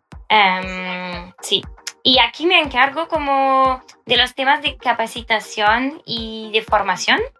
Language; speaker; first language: Spanish; non-native, fluent; French